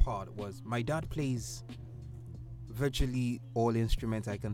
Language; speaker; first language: English; non-native, local second language; Yoruba